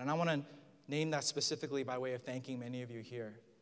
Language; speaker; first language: English; early bilingual, other home language; Korean